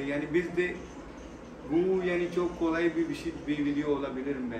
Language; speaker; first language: Turkish; non-native, learner; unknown